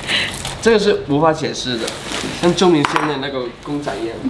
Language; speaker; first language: Chinese; non-native, local second language; Cantonese